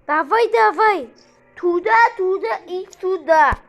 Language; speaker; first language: Russian; non-native, local second language; Kazakh